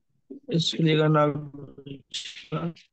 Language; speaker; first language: German; non-native, learner; Hindi